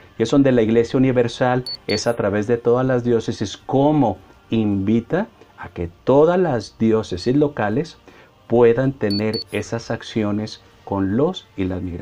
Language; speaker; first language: Spanish; native; Spanish